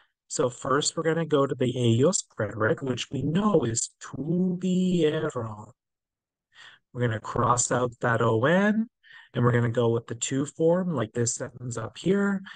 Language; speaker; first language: English; native; English